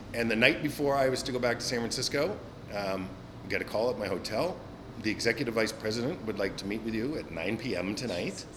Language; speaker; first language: English; native; English